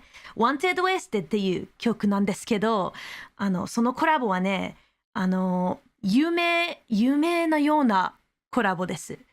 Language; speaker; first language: Japanese; non-native, learner; English